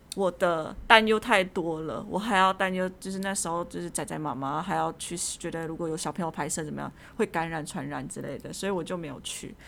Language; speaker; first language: Chinese; native; Chinese